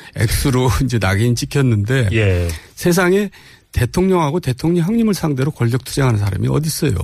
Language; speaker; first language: Korean; native; Korean